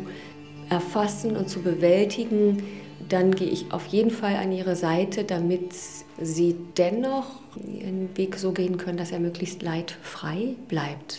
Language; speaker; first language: German; native; German